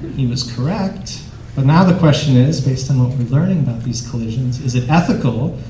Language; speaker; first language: English; native; English